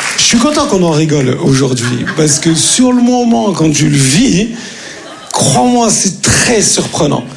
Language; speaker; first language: French; early bilingual, other home language; Arabic